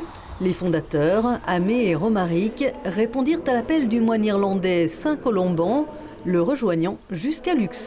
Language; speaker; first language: French; native; French